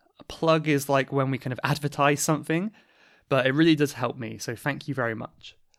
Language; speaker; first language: English; native; English